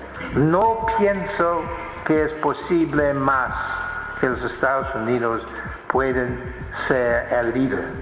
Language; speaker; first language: Spanish; non-native, fluent; English